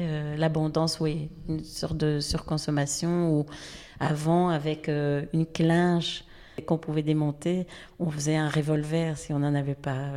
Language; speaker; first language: French; native; French